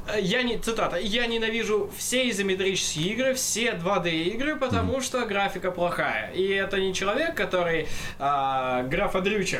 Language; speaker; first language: Russian; non-native, local second language; Kazakh